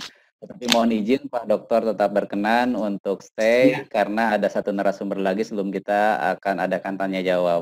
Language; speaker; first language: Indonesian; native; Indonesian